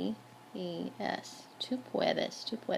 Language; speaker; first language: Spanish; non-native, fluent; English